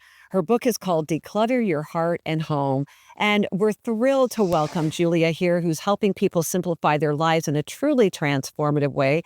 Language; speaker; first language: English; native; English